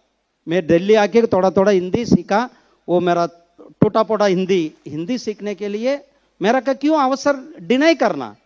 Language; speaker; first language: Hindi; non-native, local second language; Tamil